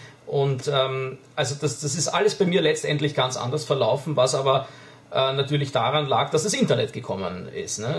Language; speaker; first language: German; native; German